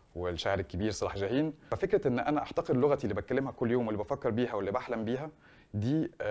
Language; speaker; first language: Arabic; native; Arabic